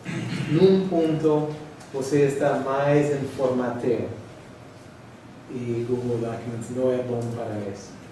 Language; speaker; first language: Portuguese; non-native, fluent; English